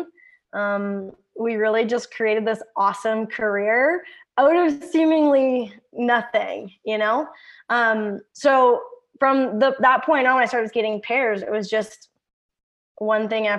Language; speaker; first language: English; native; English